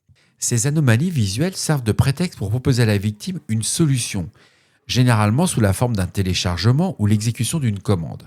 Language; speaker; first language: French; native; French